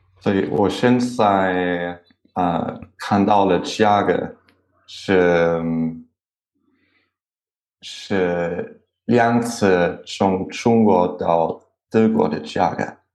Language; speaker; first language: Chinese; non-native, learner; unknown